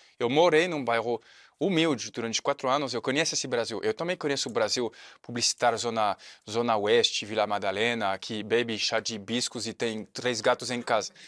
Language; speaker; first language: Portuguese; non-native, fluent; French